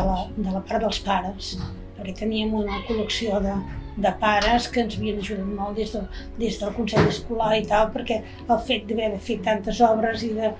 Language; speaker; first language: Catalan; native; Catalan